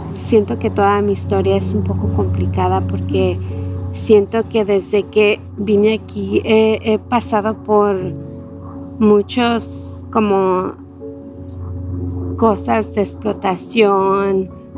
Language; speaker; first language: Spanish; native; Spanish